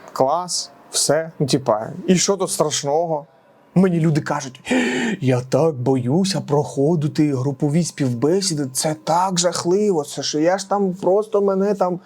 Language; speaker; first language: Ukrainian; non-native, local second language; Russian